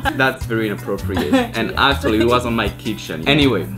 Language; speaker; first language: English; non-native, learner; French